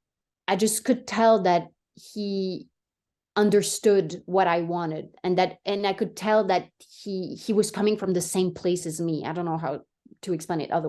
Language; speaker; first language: English; non-native, fluent; French